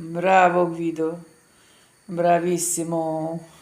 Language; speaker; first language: Italian; non-native, learner; Ukrainian